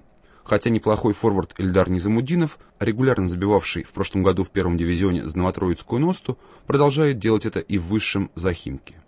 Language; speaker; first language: Russian; native; Russian